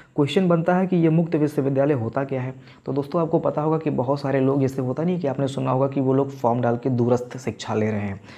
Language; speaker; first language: Hindi; native; Hindi